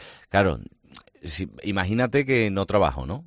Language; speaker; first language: Spanish; native; Spanish